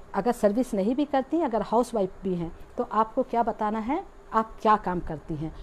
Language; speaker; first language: Hindi; native; Hindi